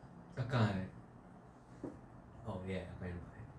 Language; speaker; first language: Korean; early bilingual, heritage; Korean